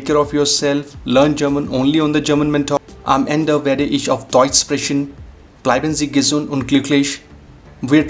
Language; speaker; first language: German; non-native, fluent; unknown